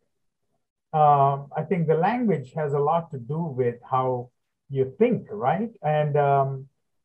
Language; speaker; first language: English; non-native, local second language; Telugu